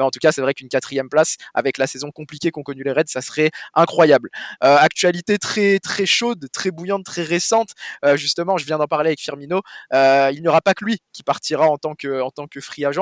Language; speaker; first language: French; native; French